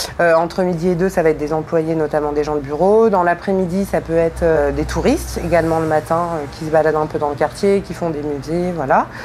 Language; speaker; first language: French; native; French